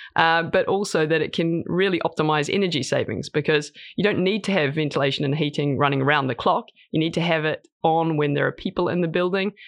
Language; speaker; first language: English; native; English